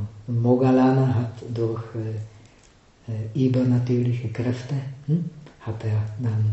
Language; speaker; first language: German; non-native, fluent; Czech